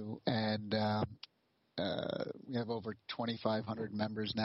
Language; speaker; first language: English; native; English